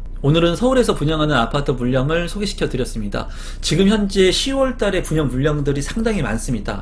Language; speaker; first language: Korean; native; Korean